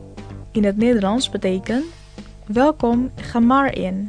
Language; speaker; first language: Dutch; non-native, learner; Indonesian